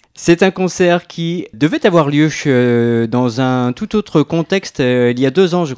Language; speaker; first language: French; native; French